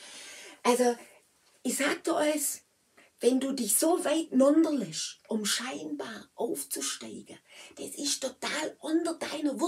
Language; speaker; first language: German; native; German